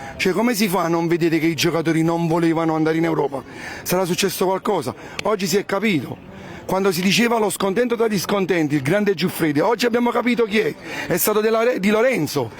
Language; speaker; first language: Italian; native; Italian